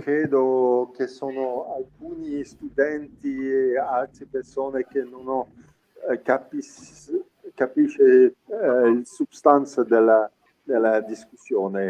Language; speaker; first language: Italian; non-native, learner; French